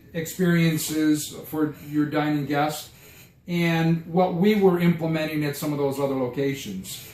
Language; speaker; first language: English; native; English